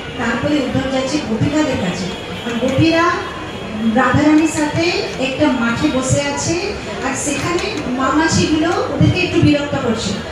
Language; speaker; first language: Bangla; non-native, fluent; Hindi